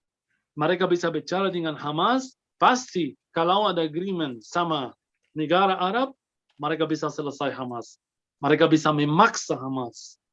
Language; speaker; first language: Indonesian; non-native, fluent; Arabic